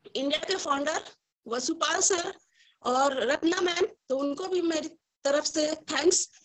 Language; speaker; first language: Hindi; native; Hindi